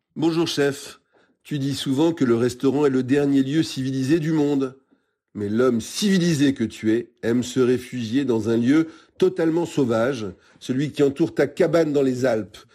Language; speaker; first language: French; native; French